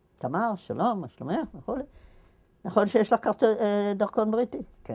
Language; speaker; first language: Hebrew; native; Hebrew